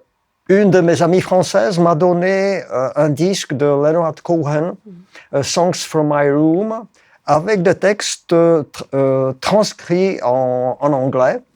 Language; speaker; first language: French; non-native, fluent; Czech